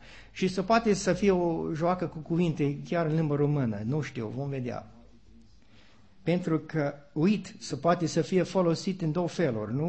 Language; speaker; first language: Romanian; non-native, learner; English